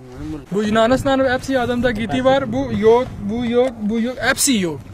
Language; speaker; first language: Turkish; non-native, learner; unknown